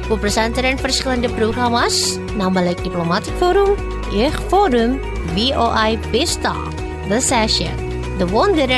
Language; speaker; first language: Dutch; non-native, fluent; Indonesian